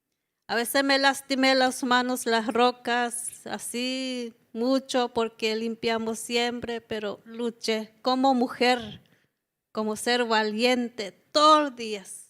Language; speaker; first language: Spanish; non-native, local second language; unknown